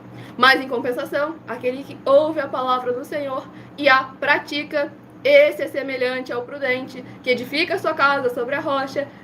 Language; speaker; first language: Portuguese; native; Portuguese